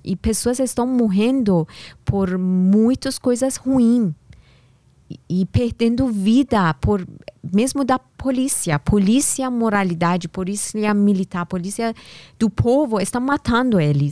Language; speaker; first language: Portuguese; non-native, learner; Persian